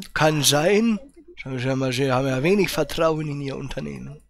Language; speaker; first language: German; native; German